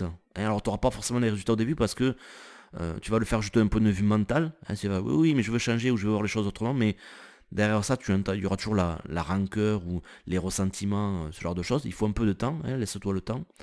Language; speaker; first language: French; native; French